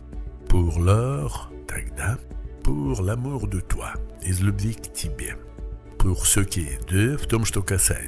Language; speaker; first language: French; non-native, fluent; Russian